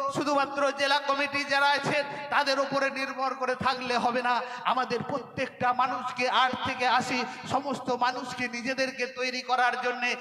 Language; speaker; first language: Bangla; non-native, local second language; Santali